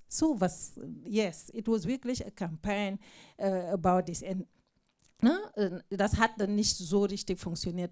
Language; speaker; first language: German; non-native, fluent; Fula